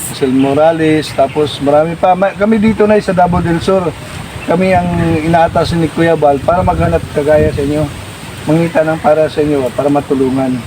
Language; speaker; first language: Filipino; non-native, local second language; Cebuano